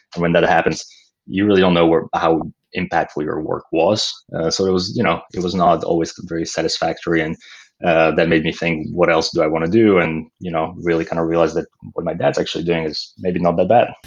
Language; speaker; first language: English; non-native, fluent; Slovak